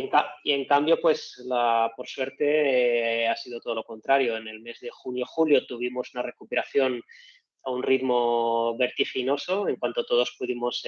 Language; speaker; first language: Spanish; native; Spanish